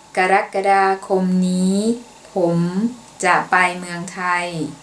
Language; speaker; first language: Thai; native; Thai